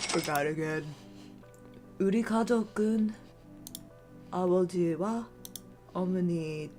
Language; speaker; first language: Korean; non-native, learner; English